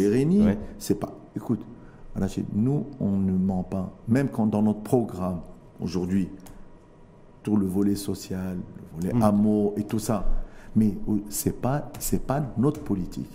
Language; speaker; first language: French; non-native, local second language; Arabic